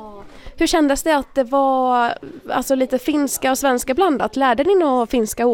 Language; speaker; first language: Swedish; native; Swedish